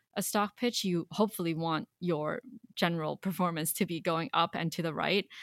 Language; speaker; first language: English; non-native, local second language; Cantonese